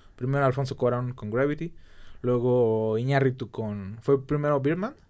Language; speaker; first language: Spanish; native; Spanish